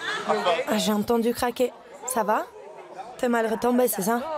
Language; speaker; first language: French; non-native, fluent; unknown